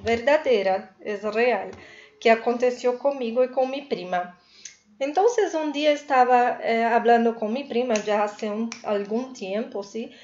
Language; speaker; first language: Spanish; non-native, fluent; Portuguese